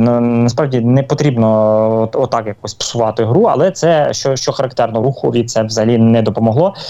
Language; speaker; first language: Ukrainian; native; Ukrainian